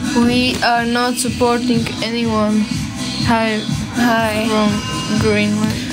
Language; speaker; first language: English; non-native, learner; Slovak